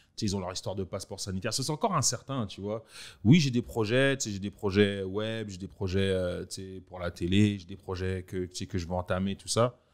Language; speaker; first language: French; native; French